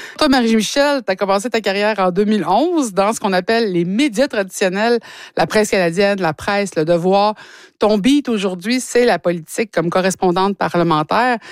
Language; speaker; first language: French; native; French